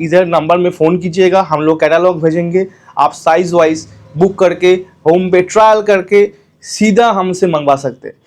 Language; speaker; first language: Hindi; non-native, local second language; Bangla